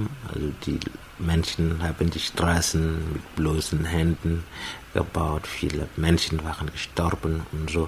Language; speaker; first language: German; non-native, fluent; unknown